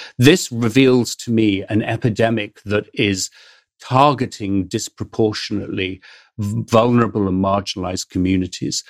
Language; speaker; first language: English; native; English